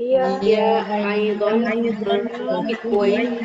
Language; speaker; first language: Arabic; non-native, learner; Indonesian